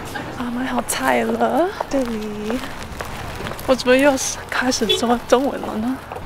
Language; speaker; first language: Chinese; early bilingual, heritage; Chinese